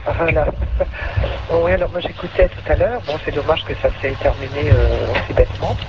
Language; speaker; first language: French; native; French